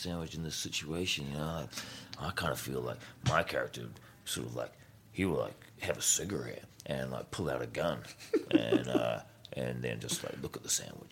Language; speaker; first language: English; native; English